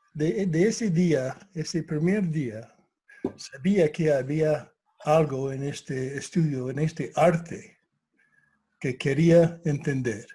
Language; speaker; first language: Spanish; non-native, fluent; English